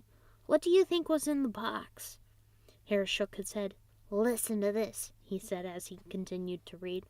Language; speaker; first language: English; native; English